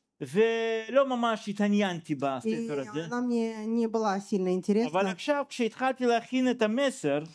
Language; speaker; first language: Hebrew; non-native, fluent; Russian